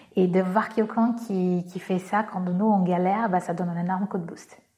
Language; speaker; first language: French; non-native, fluent; Portuguese